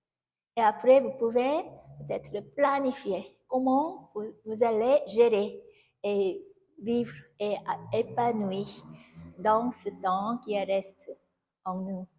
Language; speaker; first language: French; non-native, fluent; Korean